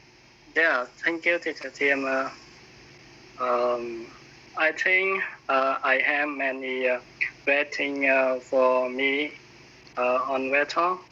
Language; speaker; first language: English; non-native, learner; Vietnamese